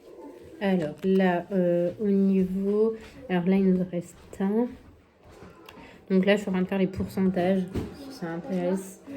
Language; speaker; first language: French; native; French